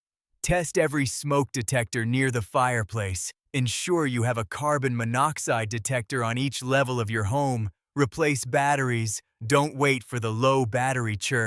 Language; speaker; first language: English; native; English